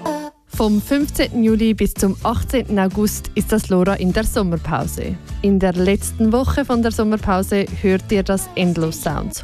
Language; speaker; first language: German; native; German